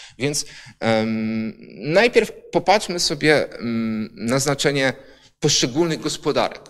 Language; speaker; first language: Polish; native; Polish